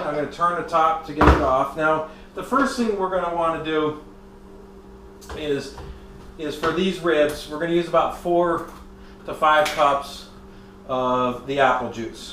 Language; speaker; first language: English; native; English